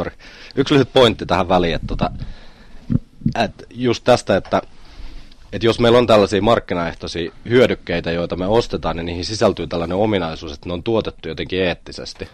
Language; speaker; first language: Finnish; native; Finnish